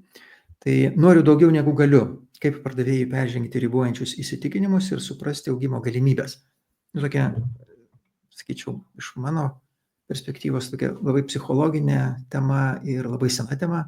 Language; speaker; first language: Lithuanian; native; Lithuanian